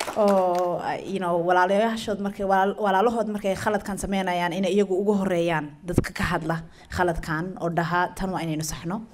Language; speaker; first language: Somali; early bilingual, heritage; Somali